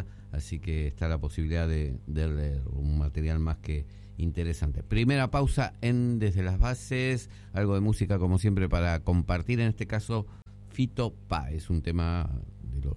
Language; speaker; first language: Spanish; native; Spanish